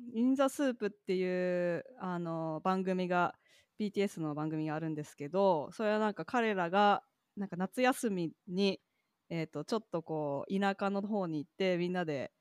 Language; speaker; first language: Japanese; early bilingual, other home language; English